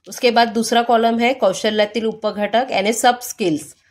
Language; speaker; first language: Hindi; non-native, local second language; Marathi